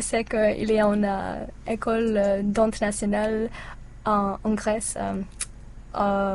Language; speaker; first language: French; non-native, learner; English